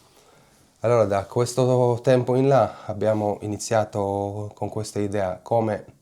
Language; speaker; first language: Italian; non-native, fluent; Hebrew